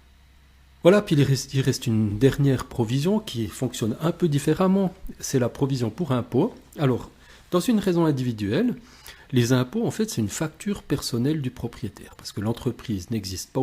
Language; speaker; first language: French; native; French